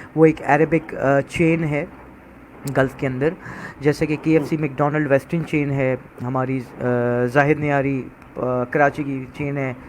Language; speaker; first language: Urdu; native; Urdu